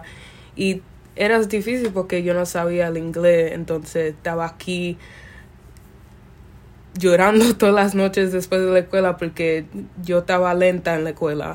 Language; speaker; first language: Spanish; early bilingual, other home language; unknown